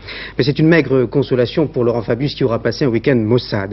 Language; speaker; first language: French; native; French